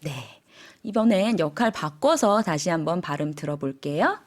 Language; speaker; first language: Korean; native; Korean